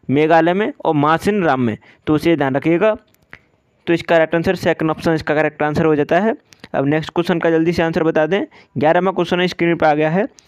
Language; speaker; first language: Hindi; native; Hindi